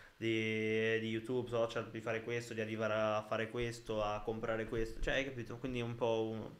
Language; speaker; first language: Italian; early bilingual, other home language; Arabic